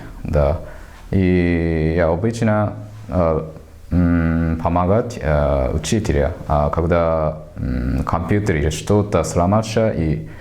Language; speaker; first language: Russian; non-native, learner; Japanese